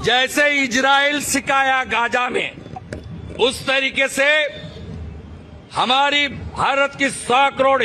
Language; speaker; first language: Hindi; non-native, local second language; Bangla